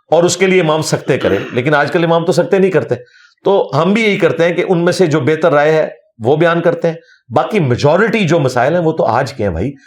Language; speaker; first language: Urdu; non-native, local second language; Punjabi